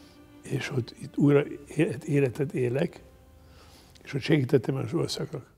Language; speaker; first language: Hungarian; non-native, learner; German